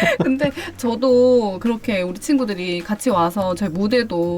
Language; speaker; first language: Korean; native; Korean